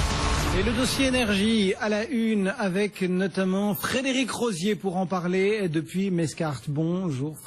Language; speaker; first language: French; native; French